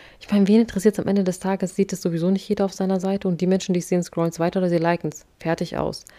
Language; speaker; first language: German; early bilingual, other home language; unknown